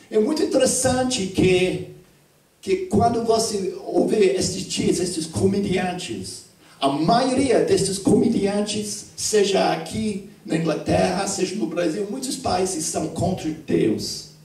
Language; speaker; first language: Portuguese; non-native, fluent; English